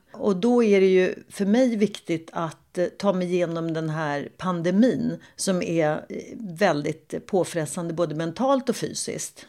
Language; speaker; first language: Swedish; native; Swedish